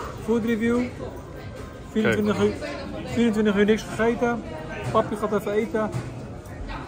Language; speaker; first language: Dutch; native; Dutch